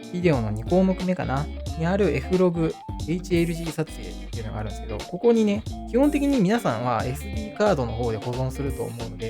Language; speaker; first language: Japanese; native; Japanese